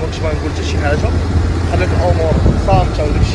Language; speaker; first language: Arabic; native; Arabic